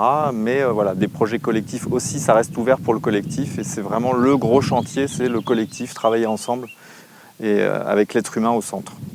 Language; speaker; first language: French; native; French